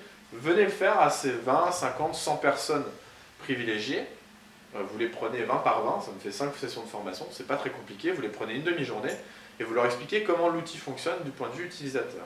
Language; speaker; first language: French; native; French